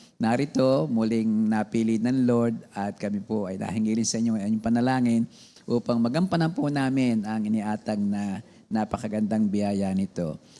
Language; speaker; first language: Filipino; native; Filipino